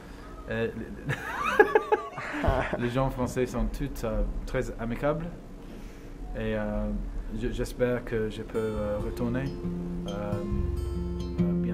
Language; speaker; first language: French; non-native, learner; English